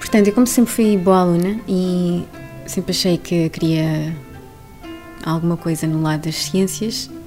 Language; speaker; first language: Portuguese; native; Portuguese